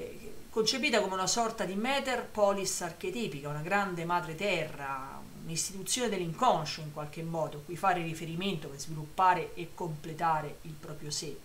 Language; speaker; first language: Italian; native; Italian